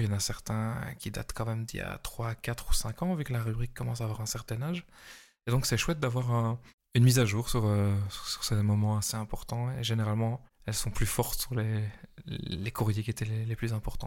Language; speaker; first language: French; native; French